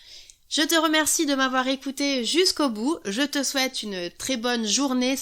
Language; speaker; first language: French; native; French